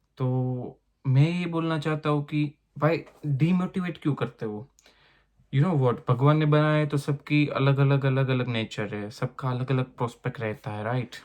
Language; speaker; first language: Hindi; non-native, local second language; Gujarati